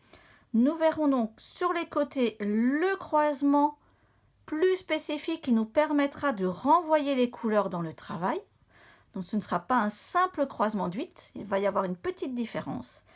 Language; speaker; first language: French; native; French